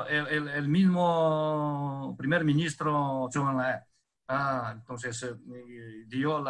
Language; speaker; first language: Spanish; non-native, fluent; Chinese